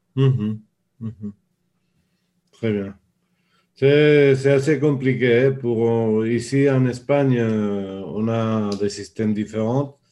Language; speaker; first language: French; non-native, fluent; Spanish